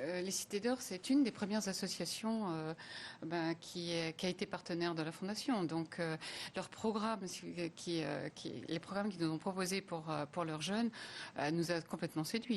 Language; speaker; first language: French; native; French